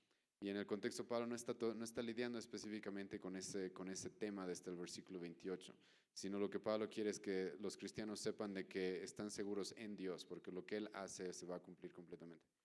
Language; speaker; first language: Spanish; native; Spanish